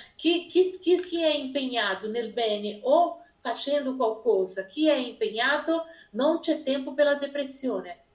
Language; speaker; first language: Italian; non-native, fluent; Portuguese